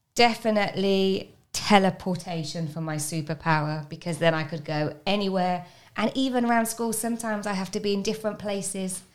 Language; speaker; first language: English; native; English